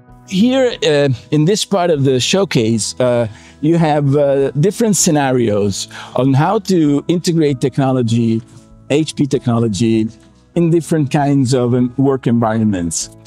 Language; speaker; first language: English; non-native, fluent; Italian